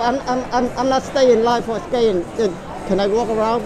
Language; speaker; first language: English; non-native, learner; Vietnamese